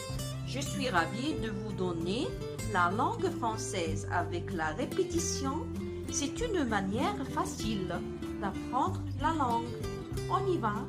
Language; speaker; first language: French; non-native, fluent; Arabic